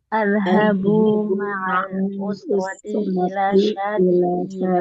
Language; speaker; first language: Arabic; non-native, learner; Indonesian